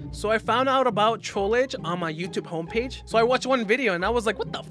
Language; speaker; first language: English; native; English